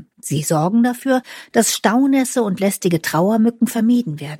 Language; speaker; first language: German; native; German